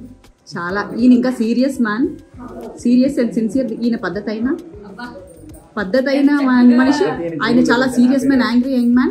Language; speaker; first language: Telugu; native; Telugu